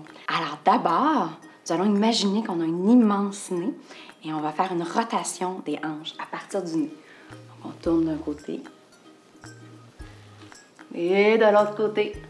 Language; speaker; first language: French; native; French